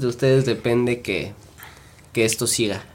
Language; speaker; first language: Spanish; native; Spanish